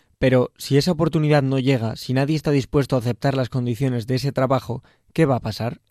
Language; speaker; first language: Spanish; native; Spanish